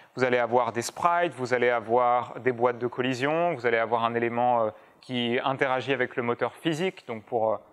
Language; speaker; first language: French; native; French